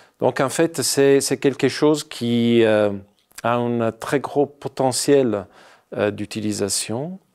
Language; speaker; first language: French; non-native, fluent; Italian